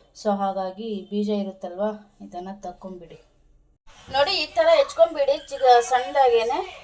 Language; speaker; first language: Kannada; non-native, local second language; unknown